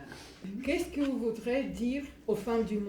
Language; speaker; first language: French; non-native, learner; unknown